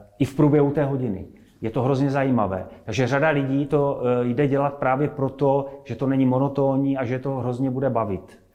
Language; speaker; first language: Czech; native; Czech